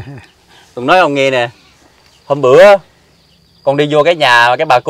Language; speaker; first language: Vietnamese; native; Vietnamese